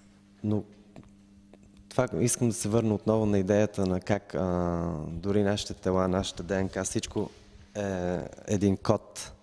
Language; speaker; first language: Bulgarian; native; Bulgarian